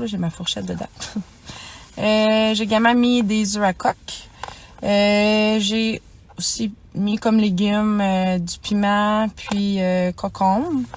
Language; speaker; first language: French; native; French